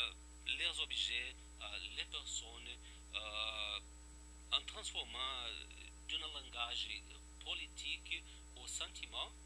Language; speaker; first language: French; non-native, fluent; Portuguese